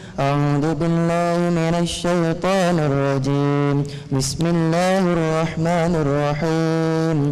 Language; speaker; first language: Arabic; non-native, learner; Malay